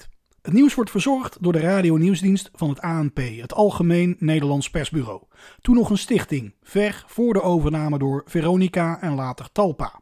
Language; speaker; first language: Dutch; native; Dutch